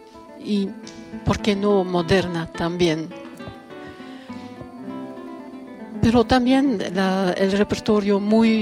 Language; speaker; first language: Spanish; non-native, fluent; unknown